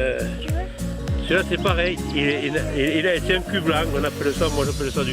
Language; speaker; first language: French; native; French